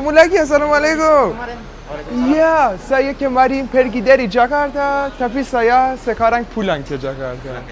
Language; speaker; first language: Indonesian; non-native, learner; Persian